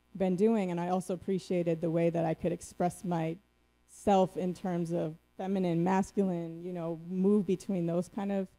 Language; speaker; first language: English; native; English